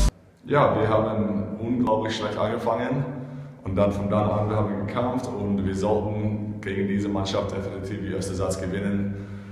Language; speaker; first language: German; non-native, fluent; English